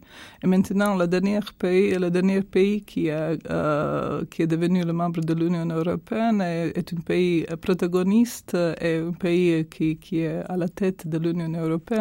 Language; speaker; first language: French; non-native, fluent; Croatian